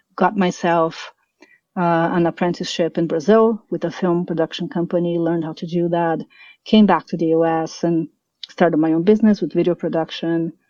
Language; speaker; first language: English; non-native, fluent; Portuguese